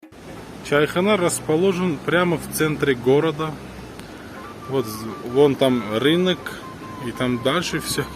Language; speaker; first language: Russian; non-native, local second language; Tajik